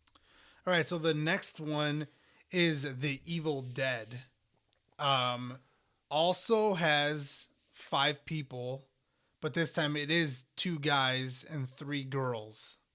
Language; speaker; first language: English; native; English